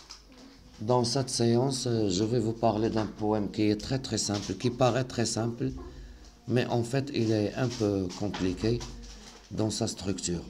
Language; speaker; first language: French; non-native, local second language; Arabic